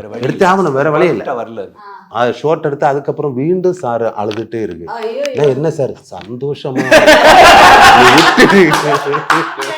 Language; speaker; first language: Tamil; non-native, learner; Malayalam